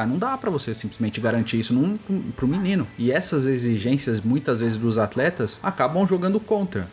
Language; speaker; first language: Portuguese; native; Portuguese